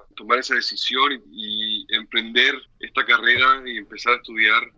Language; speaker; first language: Spanish; native; Spanish